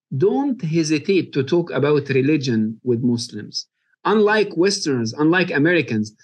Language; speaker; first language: English; non-native, fluent; Arabic